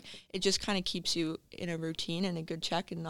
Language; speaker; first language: English; native; English